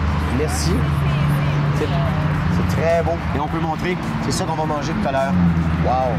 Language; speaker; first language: French; native; French